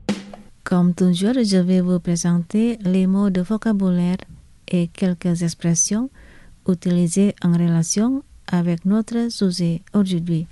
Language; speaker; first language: French; non-native, fluent; Indonesian